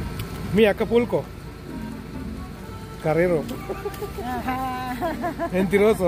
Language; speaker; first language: Spanish; non-native, learner; Sinhala